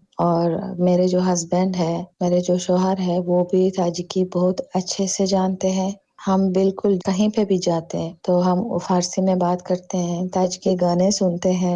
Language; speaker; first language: Urdu; non-native, fluent; Tajik